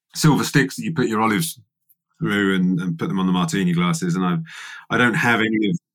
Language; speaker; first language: English; native; English